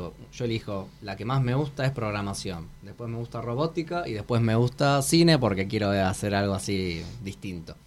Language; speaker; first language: Spanish; native; Spanish